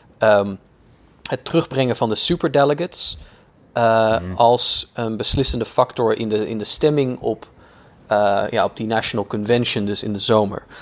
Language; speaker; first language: Dutch; native; Dutch